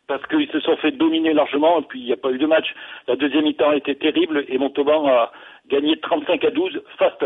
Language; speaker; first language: French; native; French